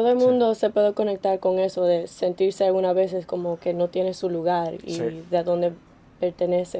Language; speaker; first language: Spanish; early bilingual, heritage; Spanish